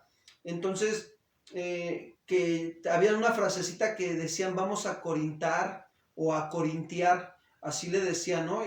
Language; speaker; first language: Spanish; native; Spanish